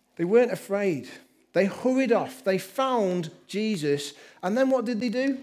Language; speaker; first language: English; native; English